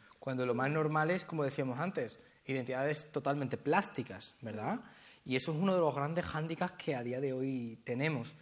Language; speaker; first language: Spanish; native; Spanish